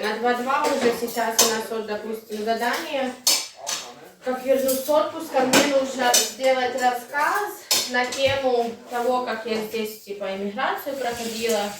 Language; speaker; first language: Russian; native; Russian